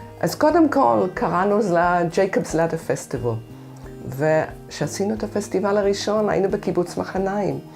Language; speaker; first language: Hebrew; non-native, fluent; English